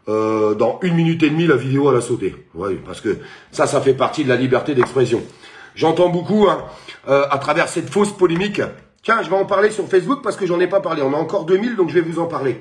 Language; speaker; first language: French; native; French